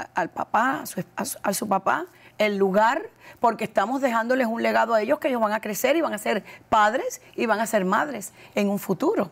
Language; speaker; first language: Spanish; native; Spanish